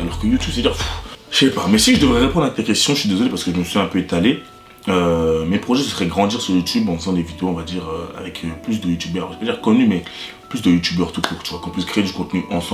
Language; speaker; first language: French; native; French